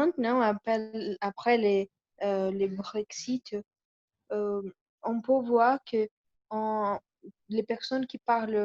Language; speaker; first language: French; non-native, learner; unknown